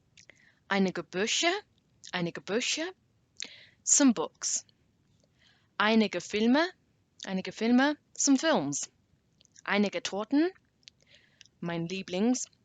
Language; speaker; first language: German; non-native, learner; English